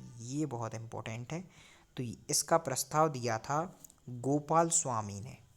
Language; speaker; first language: Hindi; native; Hindi